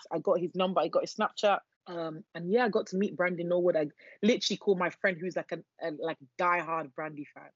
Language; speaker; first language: English; non-native, local second language; Yoruba